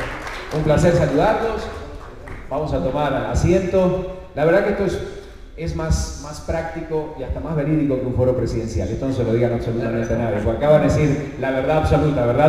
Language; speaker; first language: Spanish; native; Spanish